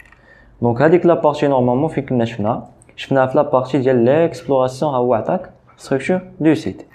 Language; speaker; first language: Arabic; native; Arabic